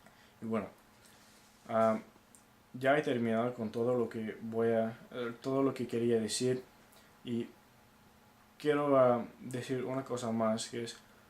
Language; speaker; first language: Spanish; non-native, fluent; English